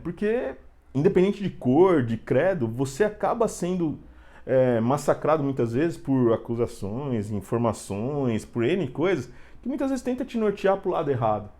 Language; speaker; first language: Portuguese; native; Portuguese